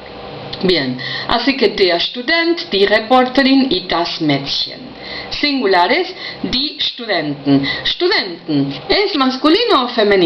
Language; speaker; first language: German; non-native, fluent; Spanish